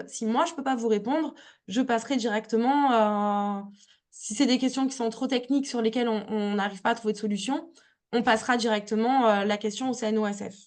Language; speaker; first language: French; native; French